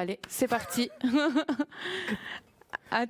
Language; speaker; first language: French; native; French